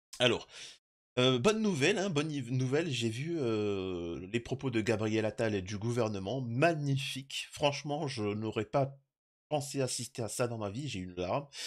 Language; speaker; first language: French; native; French